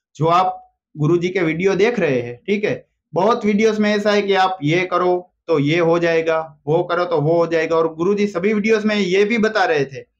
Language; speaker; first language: Hindi; non-native, local second language; Gujarati